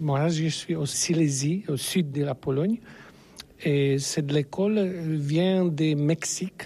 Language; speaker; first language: French; non-native, learner; Polish